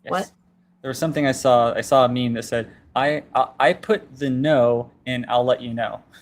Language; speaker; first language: English; native; English